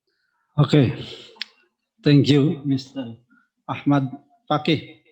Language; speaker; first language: English; non-native, local second language; Indonesian